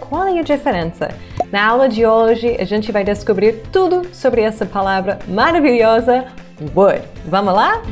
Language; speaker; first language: Portuguese; non-native, fluent; English